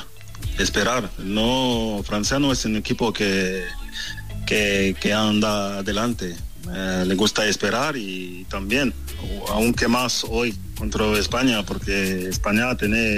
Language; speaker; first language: Spanish; non-native, fluent; French